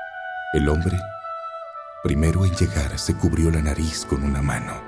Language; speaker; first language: Spanish; native; Spanish